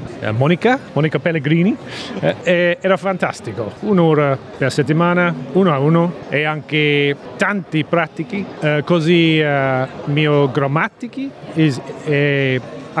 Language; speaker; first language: Italian; non-native, learner; English